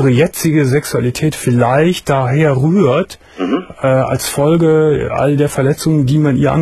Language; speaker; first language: German; native; German